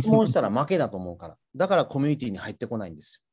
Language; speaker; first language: Japanese; native; Japanese